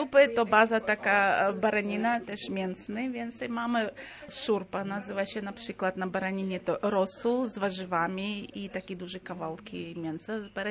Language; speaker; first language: Polish; non-native, fluent; Crimean Tatar